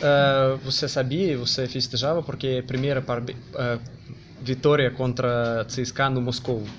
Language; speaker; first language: Portuguese; non-native, learner; Russian